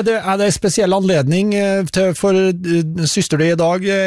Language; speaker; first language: Norwegian; native; Norwegian